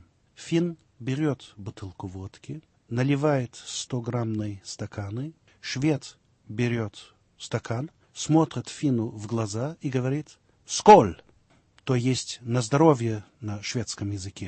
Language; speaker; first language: Russian; early bilingual, heritage; Russian